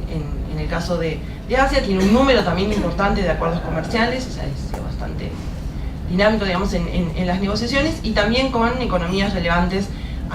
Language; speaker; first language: Spanish; native; Spanish